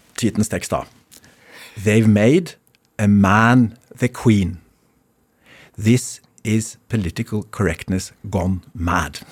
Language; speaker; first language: Norwegian; native; Norwegian